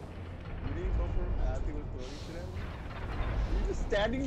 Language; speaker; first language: English; native; English